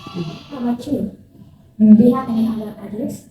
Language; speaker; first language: English; non-native, learner; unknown